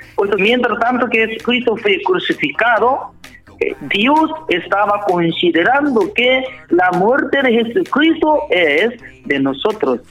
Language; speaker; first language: Spanish; non-native, learner; Korean